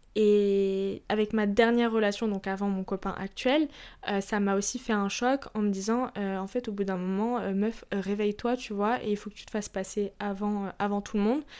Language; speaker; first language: French; early bilingual, other home language; Arabic